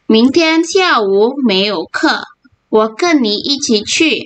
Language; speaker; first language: Chinese; non-native, fluent; Indonesian